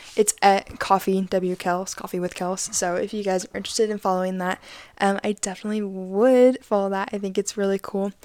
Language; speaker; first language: English; native; English